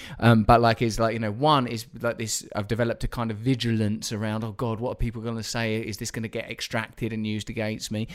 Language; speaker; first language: English; native; English